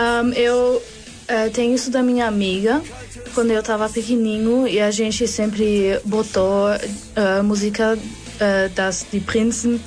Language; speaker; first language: Portuguese; early bilingual, heritage; Portuguese